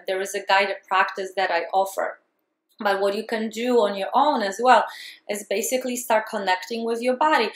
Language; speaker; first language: English; non-native, fluent; Polish